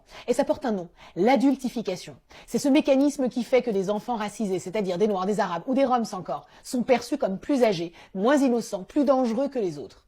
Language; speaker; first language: French; native; French